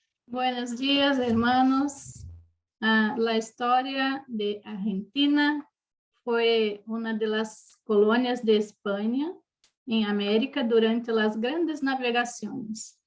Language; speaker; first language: Spanish; non-native, learner; Portuguese